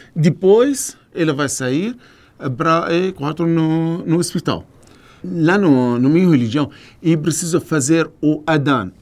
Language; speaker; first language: Portuguese; non-native, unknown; Arabic